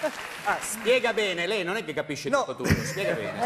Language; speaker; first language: Italian; native; Italian